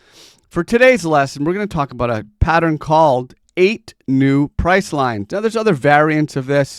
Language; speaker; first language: English; native; English